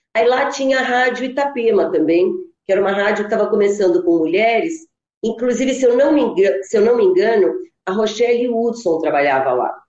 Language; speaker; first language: Portuguese; non-native, local second language; German